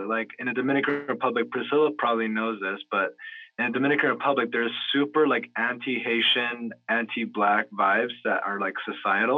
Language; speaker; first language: English; native; English